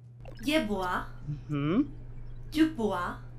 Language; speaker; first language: French; non-native, learner; Spanish